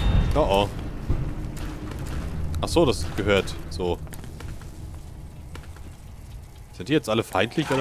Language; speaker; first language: German; native; German